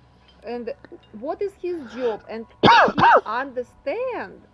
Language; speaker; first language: English; non-native, learner; Russian